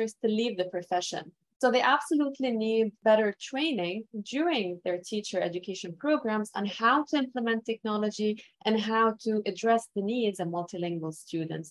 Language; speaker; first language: English; non-native, fluent; Arabic